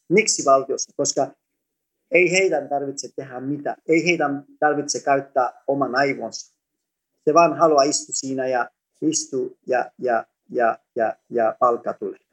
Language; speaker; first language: Finnish; non-native, fluent; Greek